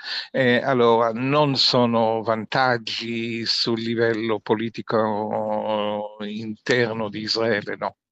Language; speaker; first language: Italian; non-native, fluent; Hebrew